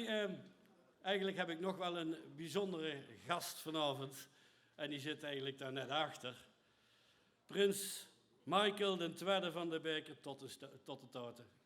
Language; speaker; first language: Dutch; native; Dutch